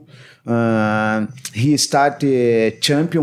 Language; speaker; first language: English; non-native, learner; Portuguese